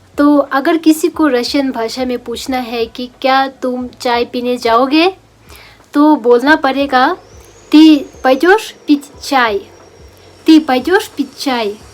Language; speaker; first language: Hindi; non-native, local second language; Russian